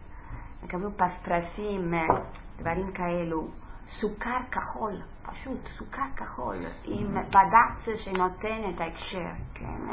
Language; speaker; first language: Hebrew; non-native, fluent; Italian